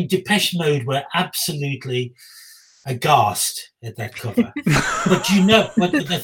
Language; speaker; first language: English; native; English